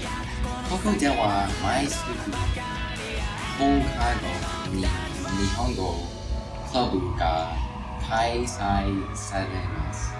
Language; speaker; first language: Japanese; non-native, learner; English